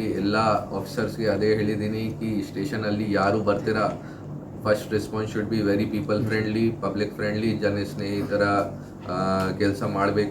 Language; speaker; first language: Kannada; non-native, fluent; Hindi